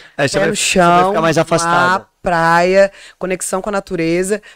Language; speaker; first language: Portuguese; native; Portuguese